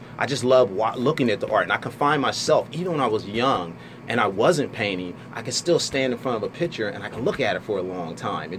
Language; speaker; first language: English; native; English